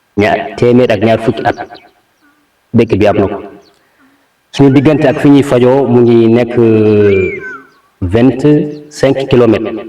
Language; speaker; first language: Wolof; non-native, local second language; Fula